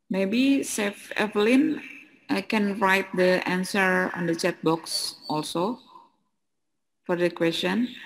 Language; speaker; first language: English; non-native, fluent; Indonesian